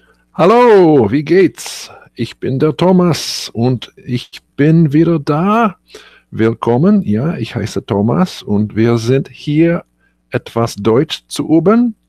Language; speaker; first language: German; non-native, fluent; English